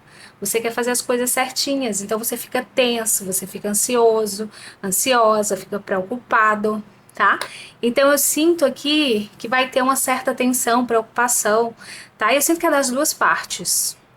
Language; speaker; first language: Portuguese; native; Portuguese